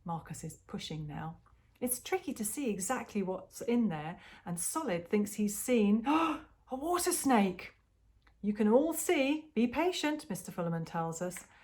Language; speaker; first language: English; native; English